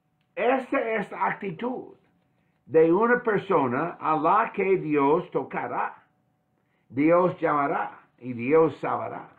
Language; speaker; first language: Spanish; non-native, fluent; English